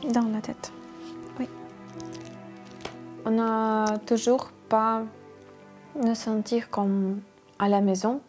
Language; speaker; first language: French; non-native, learner; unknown